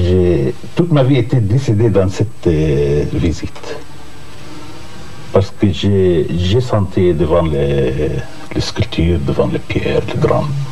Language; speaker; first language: French; non-native, fluent; Arabic